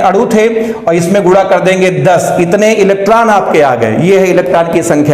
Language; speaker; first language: Hindi; native; Hindi